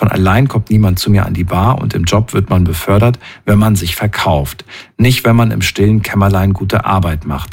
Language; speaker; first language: German; native; German